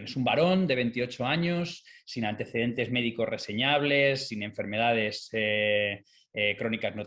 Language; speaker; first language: Spanish; native; Spanish